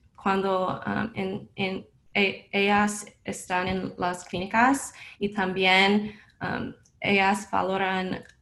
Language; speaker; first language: Spanish; non-native, learner; English